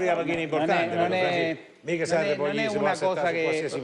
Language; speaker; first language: Italian; native; Italian